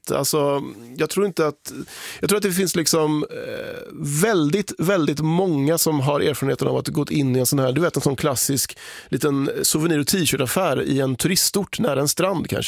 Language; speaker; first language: Swedish; native; Swedish